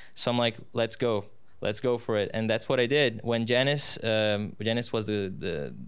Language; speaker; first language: English; non-native, fluent; Portuguese